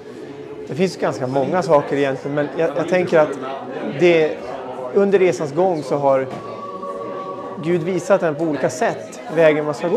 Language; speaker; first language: Swedish; native; Swedish